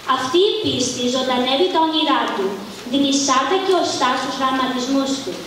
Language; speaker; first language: Greek; early bilingual, heritage; Greek